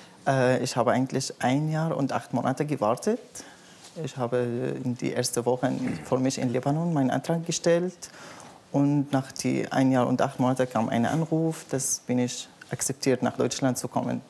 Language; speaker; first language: German; non-native, learner; Arabic